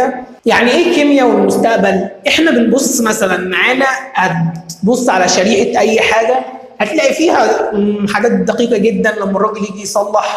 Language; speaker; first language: Arabic; native; Arabic